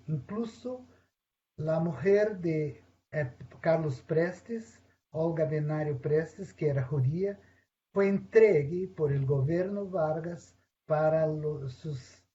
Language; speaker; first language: Spanish; non-native, fluent; Portuguese